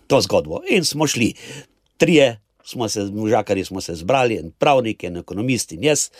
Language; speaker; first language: Slovenian; native; Slovenian